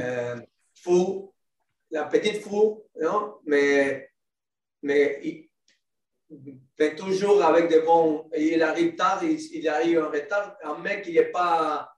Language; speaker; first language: French; non-native, learner; Spanish